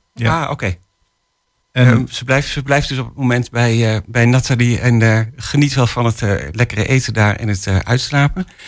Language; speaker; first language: Dutch; native; Dutch